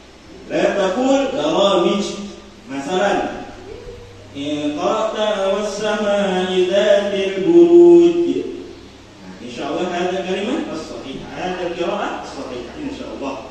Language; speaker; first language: Arabic; non-native, learner; Indonesian